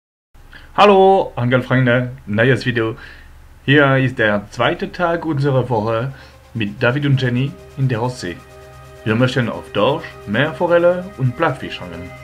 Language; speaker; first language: German; non-native, learner; French